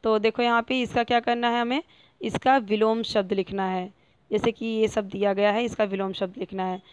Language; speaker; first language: Hindi; non-native, local second language; Marathi